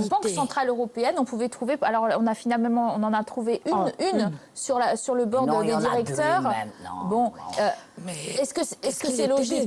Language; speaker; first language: French; native; French